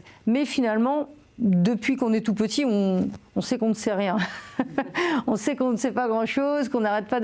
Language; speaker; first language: French; native; French